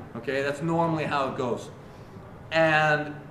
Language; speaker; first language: English; native; English